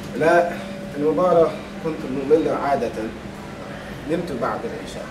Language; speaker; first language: Arabic; non-native, learner; English